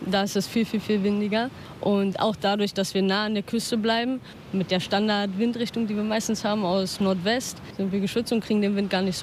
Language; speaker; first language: German; native; German